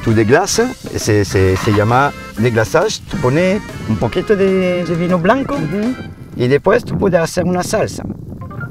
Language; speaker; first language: Spanish; non-native, learner; French